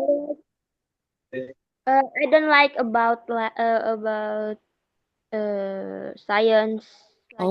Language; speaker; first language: English; non-native, learner; Indonesian